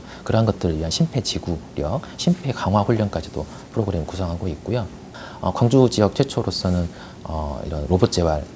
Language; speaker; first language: Korean; native; Korean